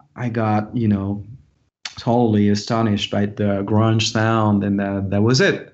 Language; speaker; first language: English; non-native, fluent; French